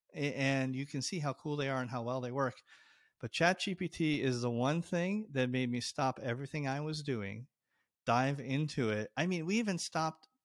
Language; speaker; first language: English; native; English